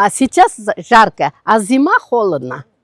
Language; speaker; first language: Russian; non-native, learner; Uzbek